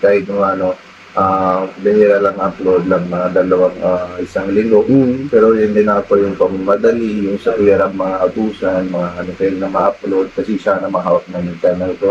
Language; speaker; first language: Filipino; non-native, learner; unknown